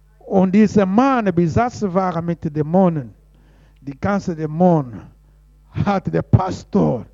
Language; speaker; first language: German; non-native, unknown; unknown